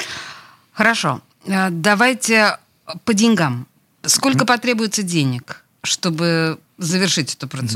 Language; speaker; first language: Russian; native; Russian